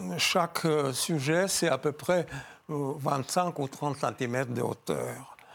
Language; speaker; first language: French; non-native, fluent; Georgian